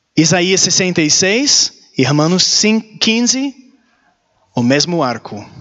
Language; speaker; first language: Portuguese; non-native, learner; English